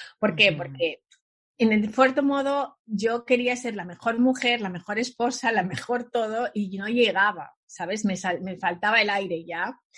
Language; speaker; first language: Spanish; early bilingual, other home language; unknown